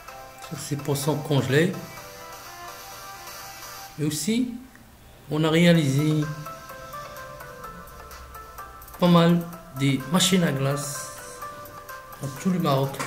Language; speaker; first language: French; non-native, local second language; Arabic